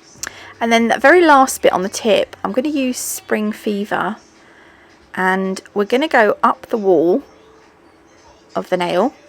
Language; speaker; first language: English; native; English